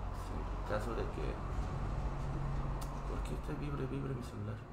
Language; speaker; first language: Spanish; non-native, fluent; Korean